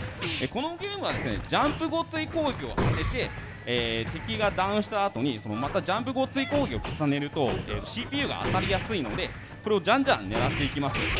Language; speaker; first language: Japanese; native; Japanese